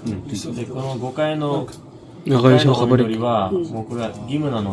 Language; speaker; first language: Japanese; non-native, fluent; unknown